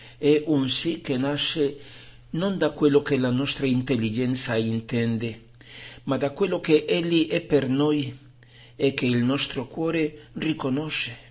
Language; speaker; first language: Italian; non-native, fluent; Spanish